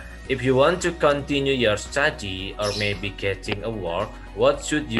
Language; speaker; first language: English; non-native, learner; Indonesian